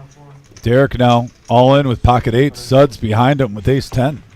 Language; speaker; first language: English; native; English